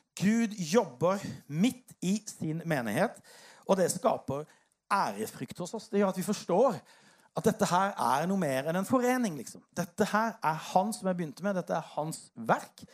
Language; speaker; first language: Norwegian; native; Norwegian